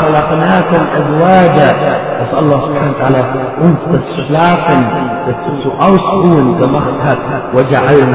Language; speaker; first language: German; non-native, fluent; Arabic